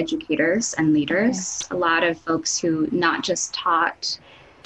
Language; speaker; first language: English; non-native, local second language; Filipino